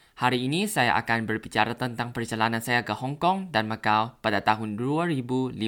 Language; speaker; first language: Indonesian; non-native, learner; Thai